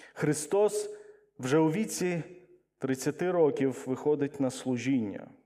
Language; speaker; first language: Ukrainian; non-native, local second language; Russian